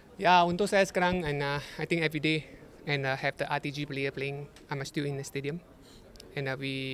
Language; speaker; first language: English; non-native, learner; Malay